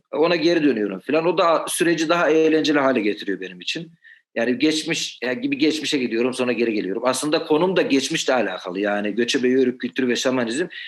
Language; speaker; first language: Turkish; native; Turkish